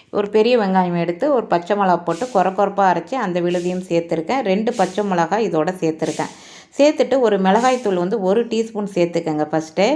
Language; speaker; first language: Tamil; native; Tamil